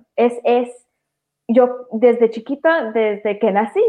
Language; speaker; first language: Spanish; early bilingual, heritage; Spanish